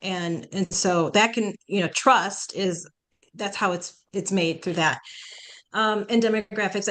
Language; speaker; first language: English; early bilingual, other home language; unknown